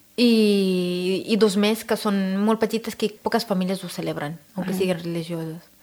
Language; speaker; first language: Catalan; non-native, fluent; Arabic